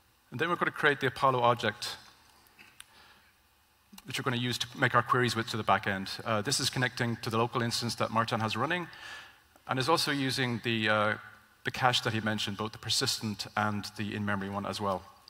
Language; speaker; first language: English; native; English